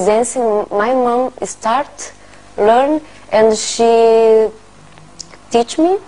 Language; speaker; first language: English; non-native, learner; Portuguese